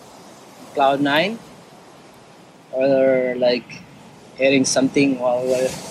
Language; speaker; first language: English; non-native, local second language; Surigaonon